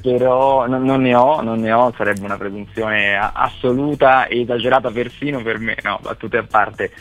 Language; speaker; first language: Italian; native; Italian